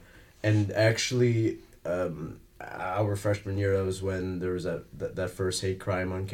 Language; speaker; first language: English; native; English